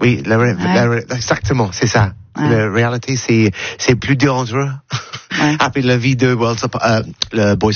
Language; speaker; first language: French; non-native, learner; English